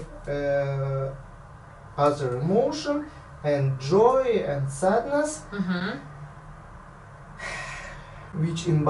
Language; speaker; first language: English; non-native, learner; Russian